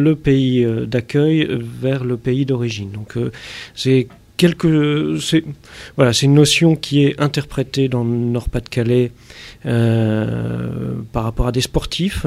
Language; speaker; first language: French; native; French